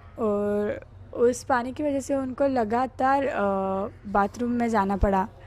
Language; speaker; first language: Hindi; non-native, fluent; Korean